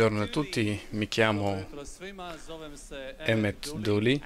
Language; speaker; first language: Italian; non-native, fluent; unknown